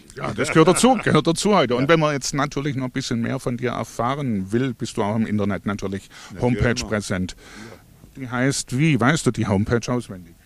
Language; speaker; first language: German; native; German